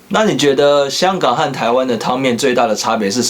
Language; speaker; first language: Chinese; native; Chinese